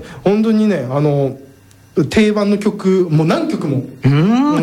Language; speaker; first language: Japanese; native; Japanese